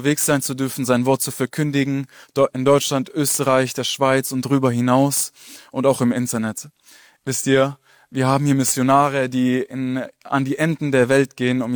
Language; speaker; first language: German; native; German